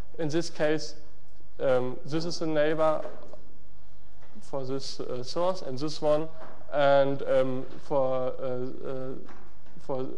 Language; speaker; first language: English; non-native, fluent; German